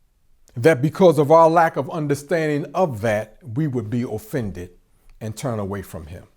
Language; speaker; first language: English; native; English